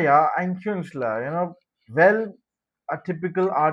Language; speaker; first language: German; non-native, fluent; Malayalam